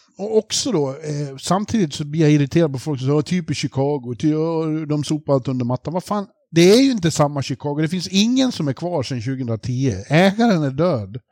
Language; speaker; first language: Swedish; native; Swedish